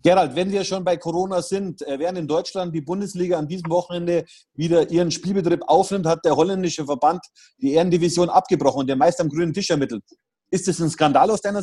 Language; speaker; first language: German; native; German